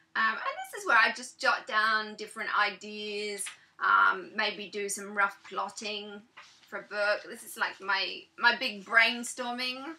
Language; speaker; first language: English; native; English